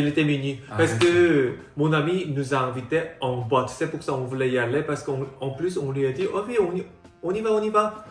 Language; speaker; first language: French; non-native, fluent; Korean